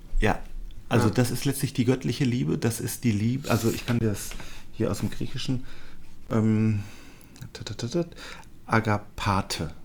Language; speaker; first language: German; native; German